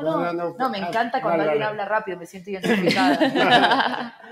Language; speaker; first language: Spanish; native; Spanish